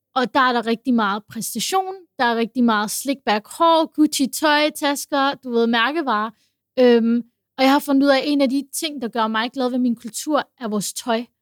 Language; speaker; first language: Danish; early bilingual, other home language; Urdu